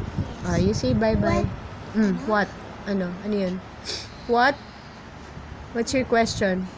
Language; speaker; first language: English; non-native, local second language; Filipino